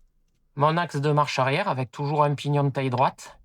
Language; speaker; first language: French; native; French